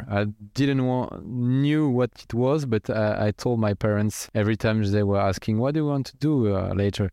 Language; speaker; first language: English; non-native, fluent; French